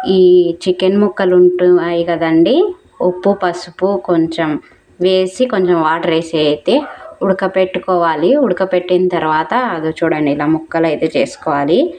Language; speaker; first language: Telugu; non-native, local second language; Urdu